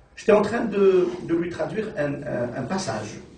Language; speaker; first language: French; non-native, local second language; Arabic